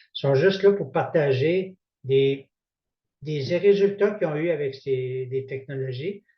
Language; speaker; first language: French; native; French